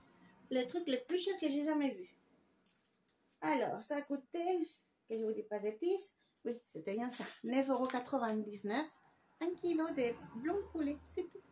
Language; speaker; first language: French; non-native, fluent; Spanish